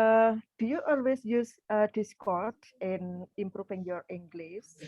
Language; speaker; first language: English; non-native, fluent; Indonesian